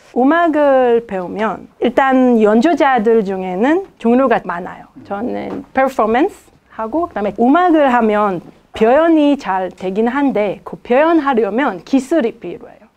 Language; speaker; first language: Korean; non-native, fluent; Hebrew